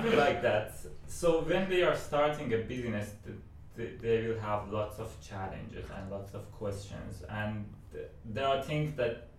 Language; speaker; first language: English; non-native, fluent; Persian